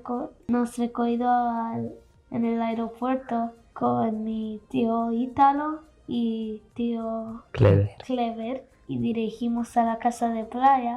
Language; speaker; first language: Spanish; early bilingual, heritage; Spanish